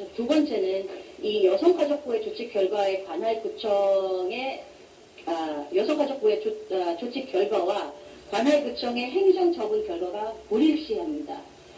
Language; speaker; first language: Korean; non-native, fluent; Filipino